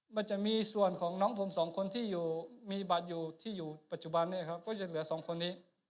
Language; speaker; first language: Thai; non-native, local second language; Akha